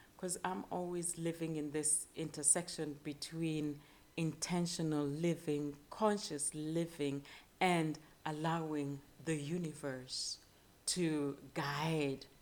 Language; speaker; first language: English; non-native, local second language; Luo (Kenya and Tanzania)